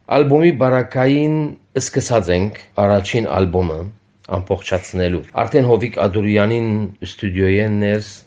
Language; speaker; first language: Armenian; early bilingual, heritage; Armenian